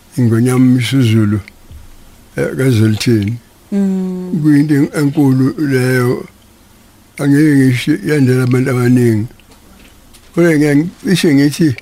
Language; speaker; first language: Zulu; native; Zulu